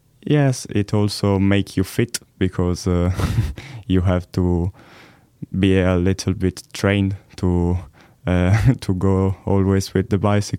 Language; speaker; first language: English; non-native, learner; Italian